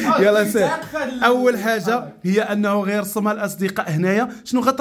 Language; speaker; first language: Arabic; native; Arabic